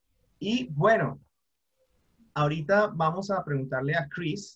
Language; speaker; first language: Spanish; native; Spanish